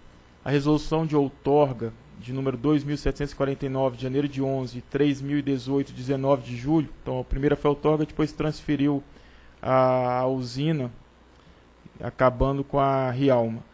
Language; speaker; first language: Portuguese; native; Portuguese